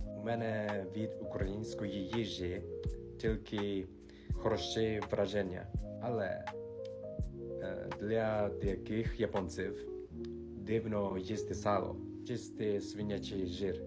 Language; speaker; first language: Ukrainian; non-native, fluent; Japanese